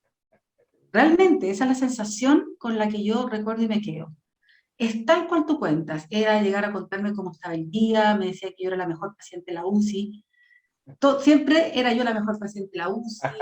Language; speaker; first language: Spanish; native; Spanish